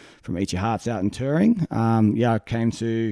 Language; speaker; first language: English; native; English